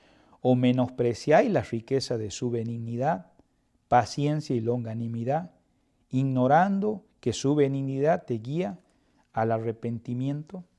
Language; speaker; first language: Spanish; native; Spanish